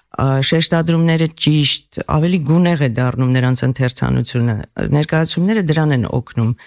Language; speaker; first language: Armenian; native; Armenian